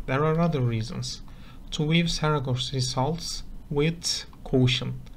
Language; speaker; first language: English; non-native, fluent; Turkish